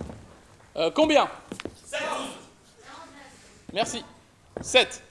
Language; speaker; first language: French; native; French